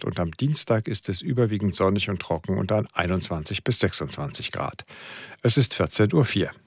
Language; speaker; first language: German; native; German